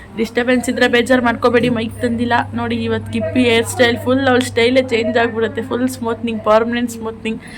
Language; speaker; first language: Kannada; native; Kannada